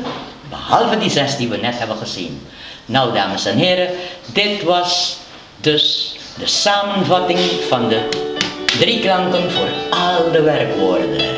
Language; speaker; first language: Dutch; non-native, local second language; Papiamento